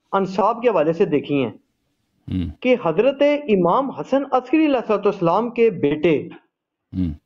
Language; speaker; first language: Urdu; native; Urdu